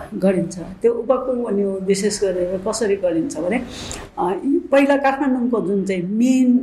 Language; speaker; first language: Nepali; non-native, local second language; Newari